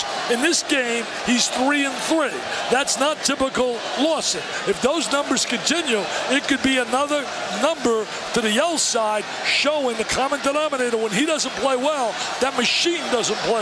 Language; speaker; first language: English; native; English